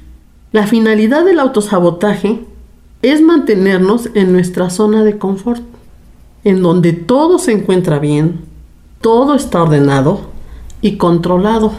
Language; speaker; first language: Spanish; native; Spanish